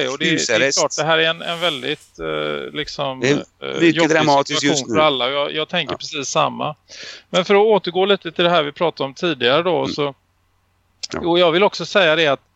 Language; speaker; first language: Swedish; native; Swedish